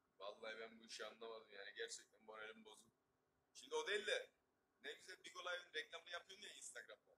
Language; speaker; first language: Turkish; native; Turkish